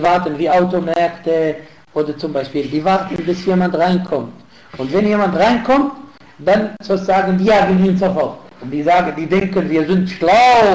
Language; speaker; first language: German; non-native, fluent; Arabic